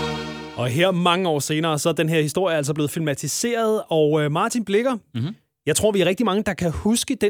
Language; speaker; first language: Danish; native; Danish